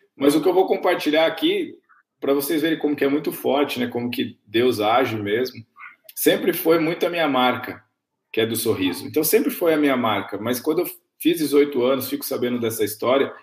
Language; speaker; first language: Portuguese; native; Portuguese